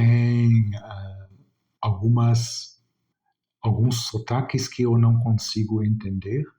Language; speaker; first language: Portuguese; non-native, fluent; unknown